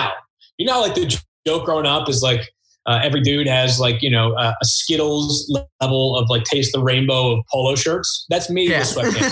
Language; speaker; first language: English; native; English